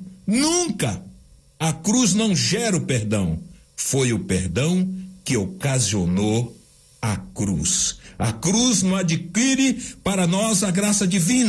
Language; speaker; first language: Portuguese; native; Portuguese